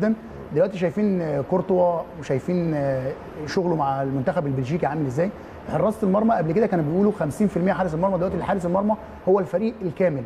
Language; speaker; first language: Arabic; native; Arabic